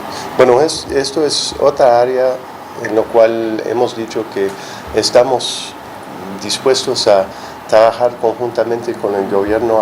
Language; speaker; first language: Spanish; non-native, fluent; English